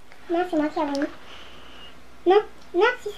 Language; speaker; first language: French; native; French